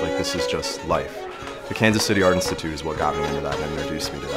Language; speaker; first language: English; native; English